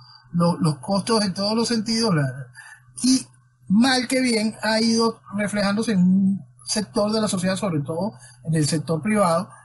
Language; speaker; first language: Spanish; native; Spanish